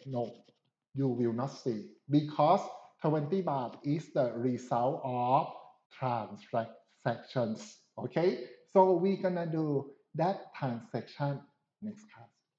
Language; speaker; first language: English; non-native, fluent; Thai